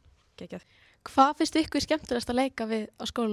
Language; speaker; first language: Icelandic; native; Icelandic